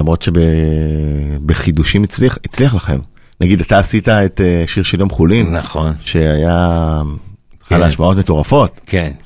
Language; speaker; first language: Hebrew; native; Hebrew